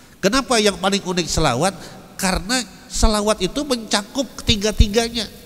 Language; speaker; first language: Indonesian; non-native, local second language; Banjar